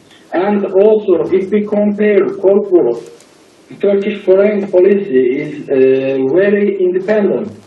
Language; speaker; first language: English; non-native, learner; Turkish